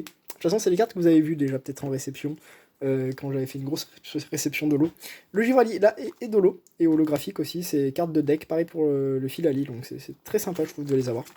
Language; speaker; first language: French; native; French